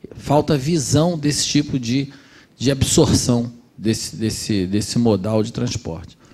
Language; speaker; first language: Portuguese; native; Portuguese